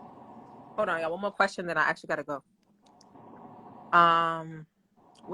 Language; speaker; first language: English; native; English